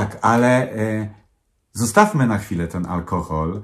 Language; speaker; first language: Polish; native; Polish